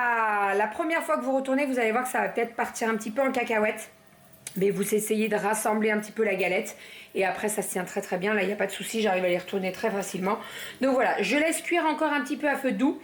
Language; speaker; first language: French; native; French